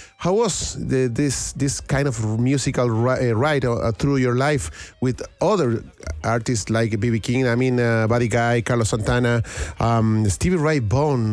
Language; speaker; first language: English; non-native, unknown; Spanish